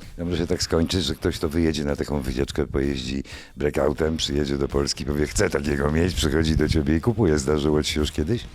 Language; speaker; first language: Polish; native; Polish